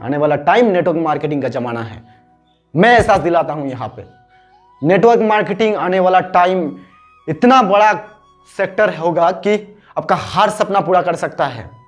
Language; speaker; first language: Hindi; non-native, local second language; Bangla